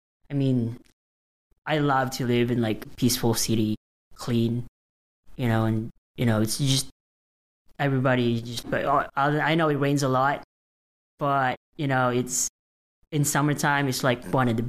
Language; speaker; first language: English; non-native, local second language; Filipino